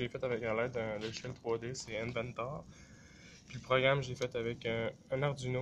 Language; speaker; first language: French; native; French